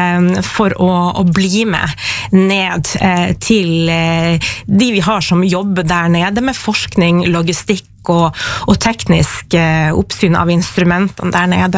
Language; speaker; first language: Norwegian; native; Norwegian